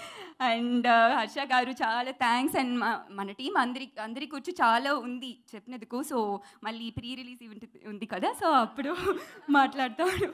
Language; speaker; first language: Telugu; non-native, learner; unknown